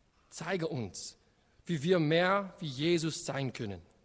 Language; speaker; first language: German; non-native, learner; English